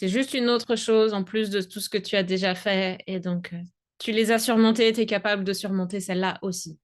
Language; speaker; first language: French; native; French